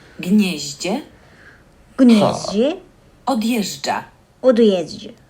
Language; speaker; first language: Polish; non-native, learner; Japanese